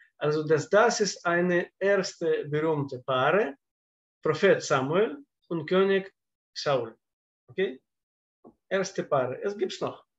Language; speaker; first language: German; non-native, fluent; Russian